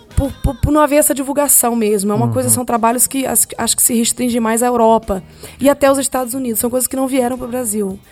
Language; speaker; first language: Portuguese; early bilingual, heritage; Portuguese